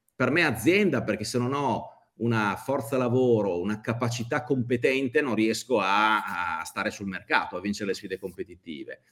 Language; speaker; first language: Italian; native; Italian